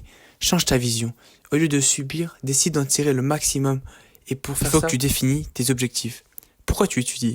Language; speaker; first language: French; native; French